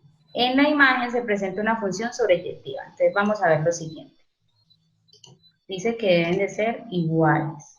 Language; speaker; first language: Spanish; native; Spanish